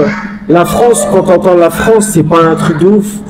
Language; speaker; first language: French; native; French